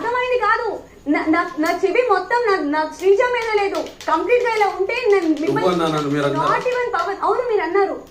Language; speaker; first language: Telugu; native; Telugu